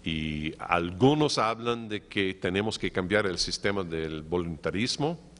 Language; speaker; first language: Spanish; non-native, fluent; English